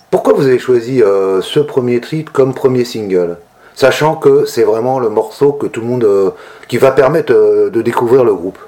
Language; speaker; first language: French; native; French